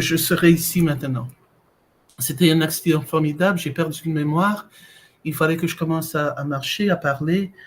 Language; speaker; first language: French; non-native, fluent; English